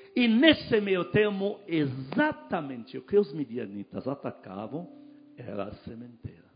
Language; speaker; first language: Portuguese; non-native, fluent; Arabic